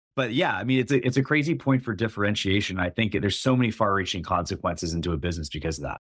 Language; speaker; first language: English; native; English